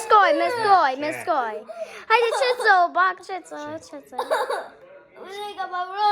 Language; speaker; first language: Albanian; native; Albanian